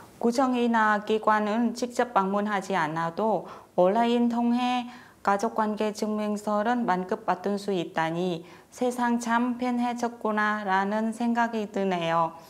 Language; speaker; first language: Korean; non-native, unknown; Vietnamese